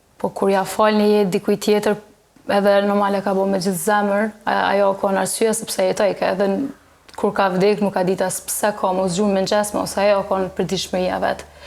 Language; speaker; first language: Albanian; early bilingual, heritage; Albanian